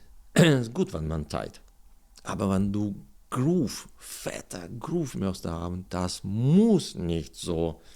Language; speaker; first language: German; non-native, learner; Russian